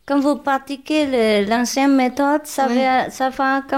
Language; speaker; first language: French; non-native, learner; Chinese